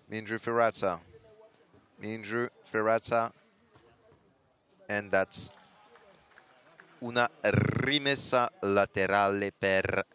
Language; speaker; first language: Italian; non-native, fluent; French